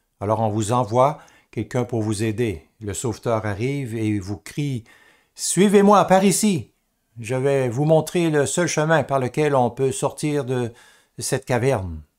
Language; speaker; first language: French; native; French